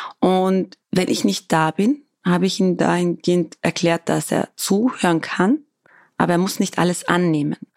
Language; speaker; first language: German; early bilingual, other home language; Albanian